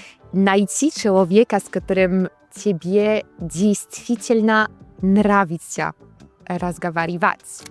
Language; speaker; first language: Russian; non-native, learner; Polish